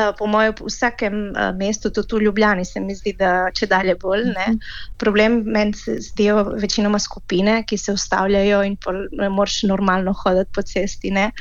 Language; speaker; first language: Slovenian; early bilingual, heritage; Slovenian